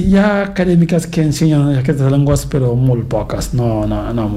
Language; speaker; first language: Catalan; non-native, fluent; Fula